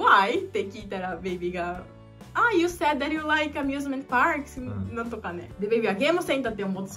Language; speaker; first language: Japanese; non-native, learner; Portuguese